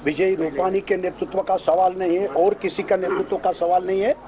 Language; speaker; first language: Hindi; non-native, local second language; Gujarati